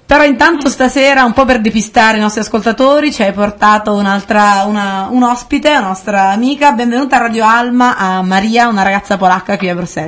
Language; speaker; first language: Italian; native; Italian